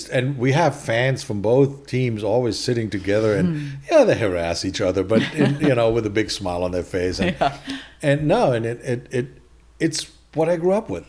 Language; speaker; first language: English; non-native, fluent; German